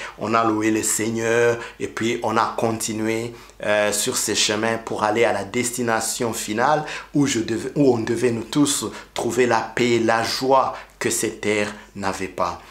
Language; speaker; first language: French; non-native, local second language; Kinyarwanda